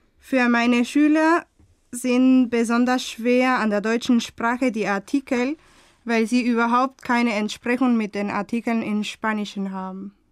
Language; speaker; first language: German; non-native, fluent; Spanish